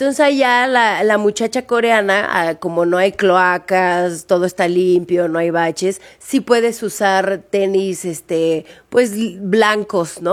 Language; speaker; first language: Spanish; native; Spanish